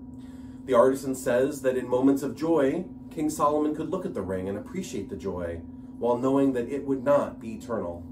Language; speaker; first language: English; native; English